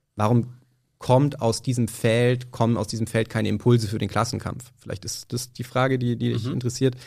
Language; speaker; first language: German; native; German